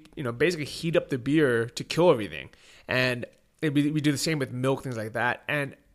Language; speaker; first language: English; native; English